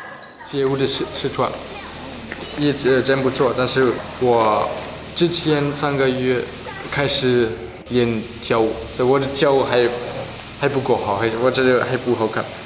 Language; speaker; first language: Chinese; non-native, learner; German